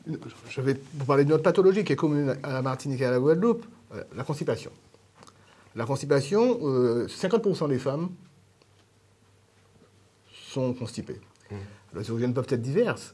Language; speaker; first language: French; native; French